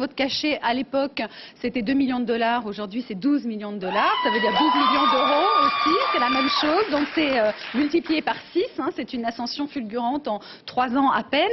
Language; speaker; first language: French; native; French